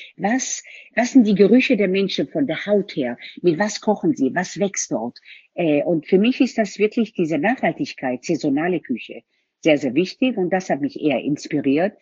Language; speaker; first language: German; non-native, fluent; Hebrew